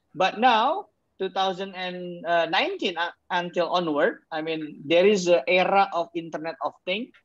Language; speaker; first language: English; non-native, fluent; Indonesian